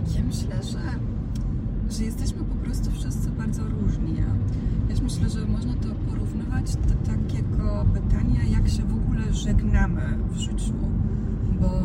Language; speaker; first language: Polish; non-native, fluent; Croatian